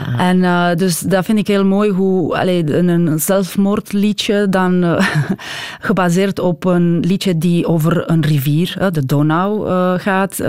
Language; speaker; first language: Dutch; non-native, fluent; Romanian